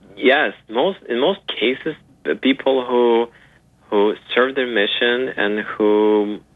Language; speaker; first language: English; non-native, fluent; Ukrainian